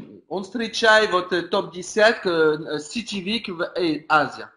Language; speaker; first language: Russian; non-native, learner; French